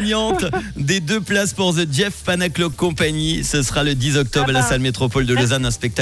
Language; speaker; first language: French; native; French